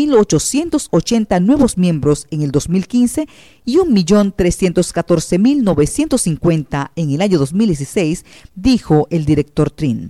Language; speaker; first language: Spanish; native; Spanish